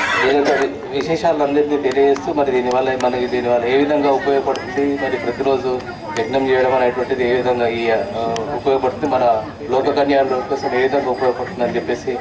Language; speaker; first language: Telugu; native; Telugu